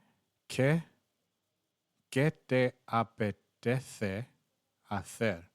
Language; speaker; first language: Spanish; non-native, learner; English